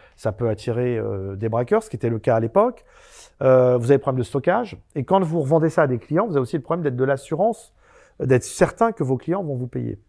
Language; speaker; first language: French; native; French